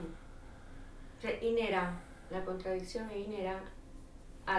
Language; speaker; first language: French; non-native, learner; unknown